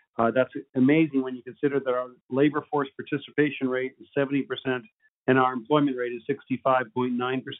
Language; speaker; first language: English; native; English